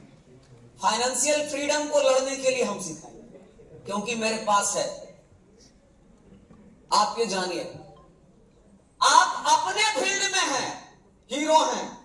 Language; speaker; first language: Hindi; native; Hindi